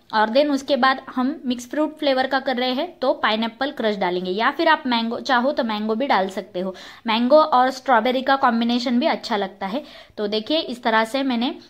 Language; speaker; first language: Hindi; non-native, local second language; Marathi